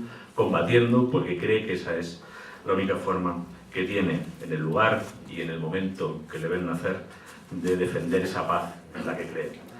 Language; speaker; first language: Spanish; native; Spanish